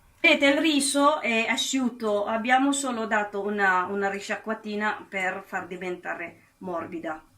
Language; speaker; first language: Italian; non-native, fluent; Filipino